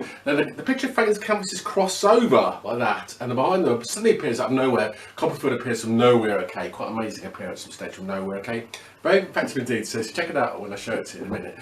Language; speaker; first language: English; native; English